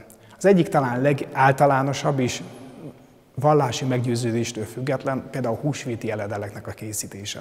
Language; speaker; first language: Hungarian; native; Hungarian